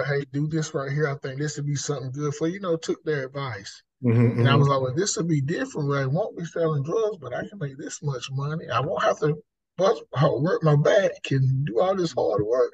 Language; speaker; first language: English; native; English